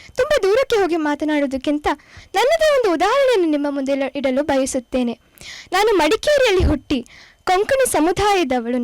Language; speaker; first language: Kannada; non-native, local second language; Konkani